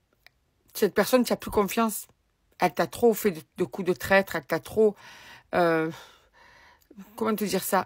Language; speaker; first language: French; native; French